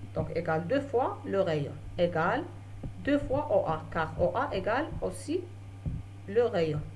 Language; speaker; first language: French; non-native, local second language; Arabic